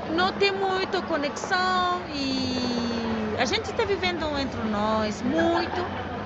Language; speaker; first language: Portuguese; non-native, fluent; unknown